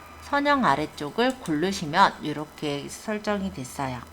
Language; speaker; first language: Korean; native; Korean